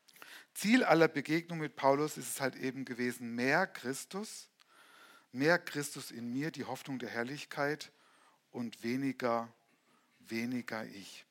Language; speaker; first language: German; native; German